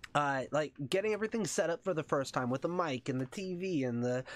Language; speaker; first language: English; native; English